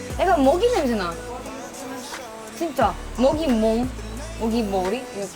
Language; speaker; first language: Korean; non-native, learner; Greek